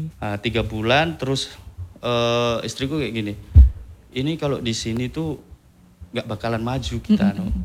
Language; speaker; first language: Indonesian; native; Indonesian